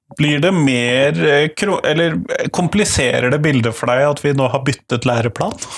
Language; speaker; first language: Norwegian; native; Norwegian